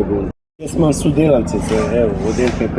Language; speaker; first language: Slovenian; non-native, learner; Croatian